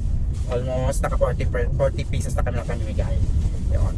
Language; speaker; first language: Filipino; native; Filipino